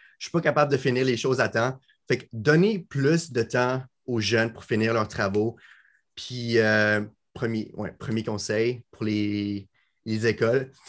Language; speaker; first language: French; native; French